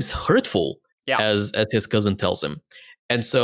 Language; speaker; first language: English; non-native, fluent; Bulgarian